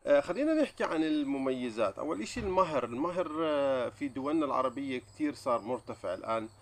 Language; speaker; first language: Arabic; native; Arabic